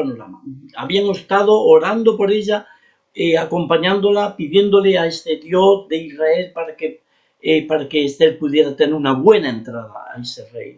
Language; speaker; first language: Spanish; native; Spanish